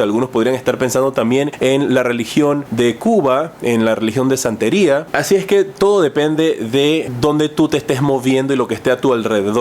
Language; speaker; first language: Spanish; native; Spanish